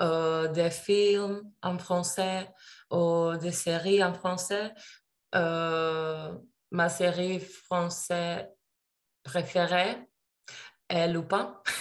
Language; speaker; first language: French; non-native, learner; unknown